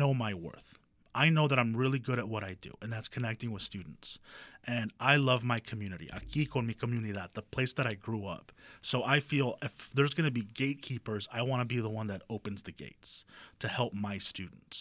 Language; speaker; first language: English; early bilingual, other home language; Spanish